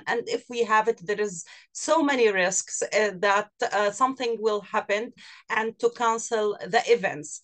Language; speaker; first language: English; non-native, fluent; Arabic